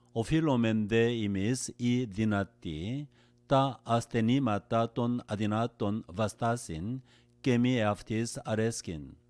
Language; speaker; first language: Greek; non-native, learner; Korean